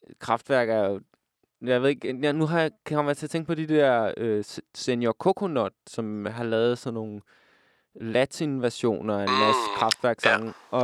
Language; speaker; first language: Danish; native; Danish